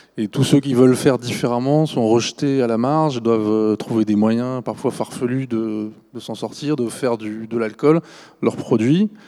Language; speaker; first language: French; native; French